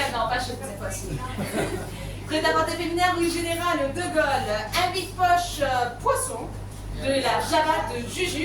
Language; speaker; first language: French; native; French